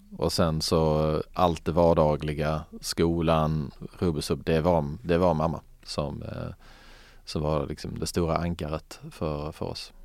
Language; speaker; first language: Swedish; early bilingual, other home language; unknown